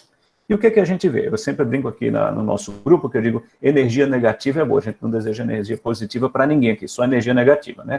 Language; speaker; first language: Portuguese; native; Portuguese